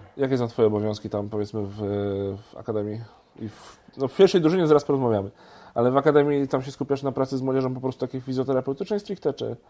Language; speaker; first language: Polish; native; Polish